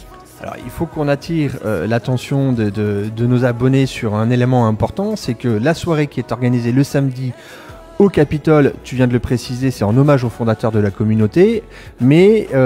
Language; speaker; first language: French; native; French